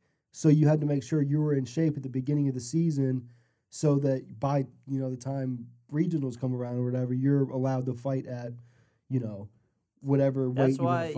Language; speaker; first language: English; native; English